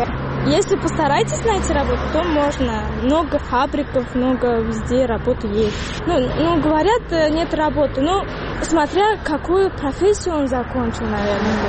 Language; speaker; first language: Russian; non-native, local second language; Tajik